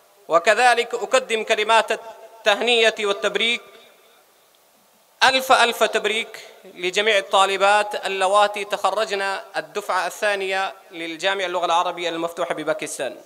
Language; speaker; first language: Arabic; non-native, fluent; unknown